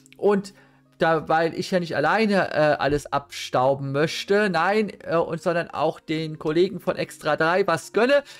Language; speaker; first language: German; native; German